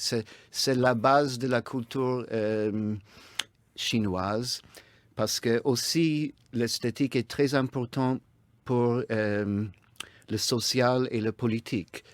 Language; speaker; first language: French; non-native, fluent; English